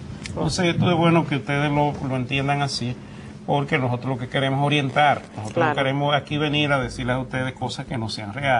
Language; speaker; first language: Spanish; native; Spanish